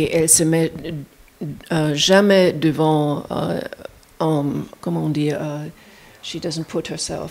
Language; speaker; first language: French; non-native, fluent; German